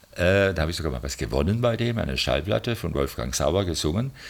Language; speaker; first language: German; native; German